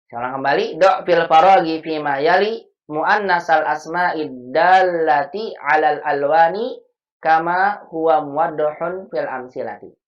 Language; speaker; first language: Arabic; non-native, fluent; Indonesian